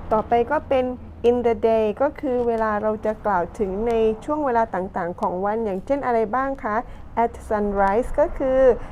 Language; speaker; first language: Thai; non-native, local second language; Pattani Malay